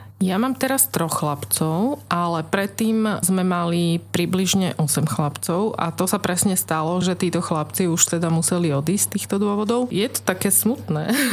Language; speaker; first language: Slovak; native; Slovak